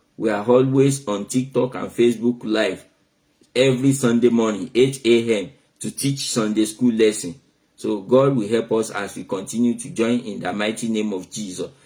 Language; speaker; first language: English; non-native, local second language; Yoruba